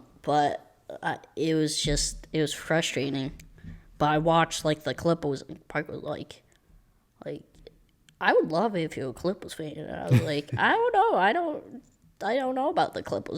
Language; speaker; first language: English; native; English